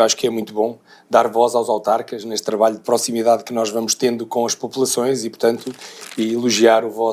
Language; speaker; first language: Portuguese; native; Portuguese